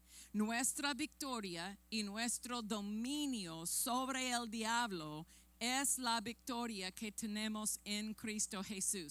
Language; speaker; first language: Spanish; non-native, fluent; English